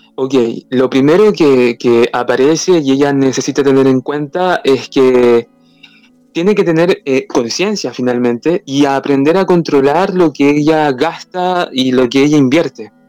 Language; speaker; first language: Spanish; native; Spanish